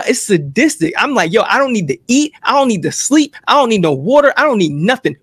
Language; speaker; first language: English; native; English